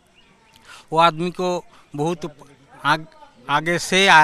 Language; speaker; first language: Hindi; non-native, local second language; Bangla